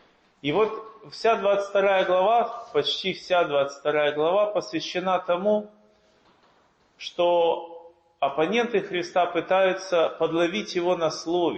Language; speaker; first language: Russian; native; Russian